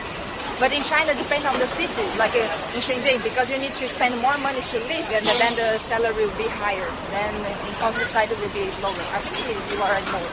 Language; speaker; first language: English; non-native, fluent; Portuguese